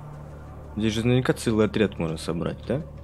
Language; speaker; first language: Russian; native; Russian